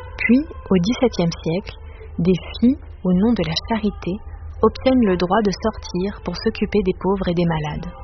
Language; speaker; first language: French; native; French